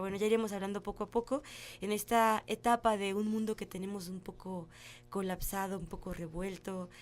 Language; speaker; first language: Spanish; native; Spanish